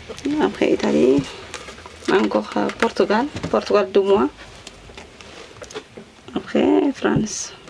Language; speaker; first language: French; non-native, learner; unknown